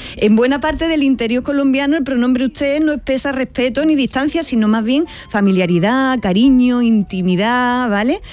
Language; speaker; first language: Spanish; native; Spanish